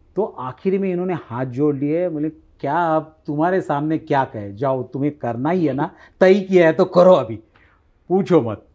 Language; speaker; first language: Hindi; non-native, local second language; Marathi